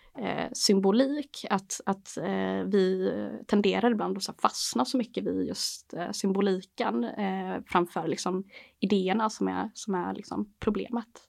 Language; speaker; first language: Swedish; native; Swedish